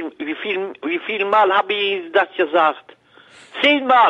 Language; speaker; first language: German; non-native, learner; French